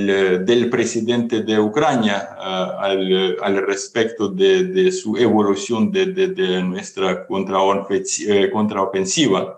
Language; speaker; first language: Spanish; non-native, fluent; Ukrainian